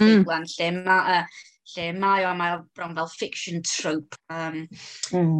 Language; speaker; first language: Welsh; non-native, local second language; English